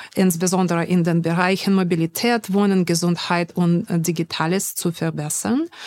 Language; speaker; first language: German; non-native, fluent; English